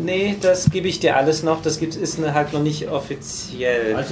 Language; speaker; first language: German; native; German